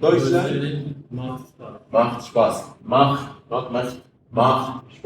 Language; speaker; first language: German; non-native, fluent; Arabic